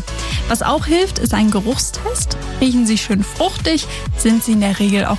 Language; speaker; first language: German; native; German